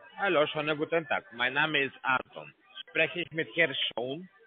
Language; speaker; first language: German; non-native, learner; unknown